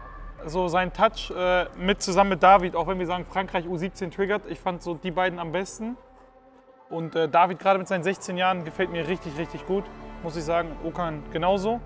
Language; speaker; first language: German; native; German